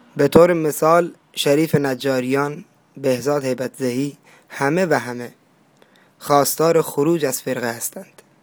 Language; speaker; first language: Persian; non-native, local second language; Baluchi